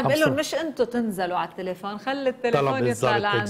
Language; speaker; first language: Arabic; native; Arabic